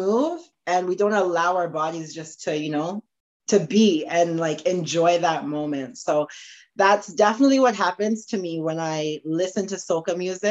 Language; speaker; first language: English; native; English